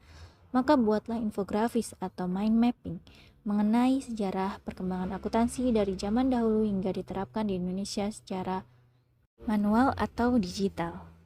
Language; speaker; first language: Indonesian; native; Indonesian